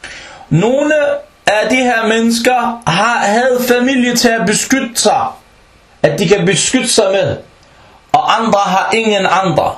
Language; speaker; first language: Danish; early bilingual, other home language; Arabic